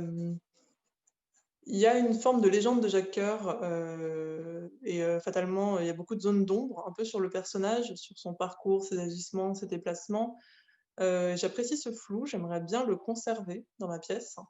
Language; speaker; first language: French; native; French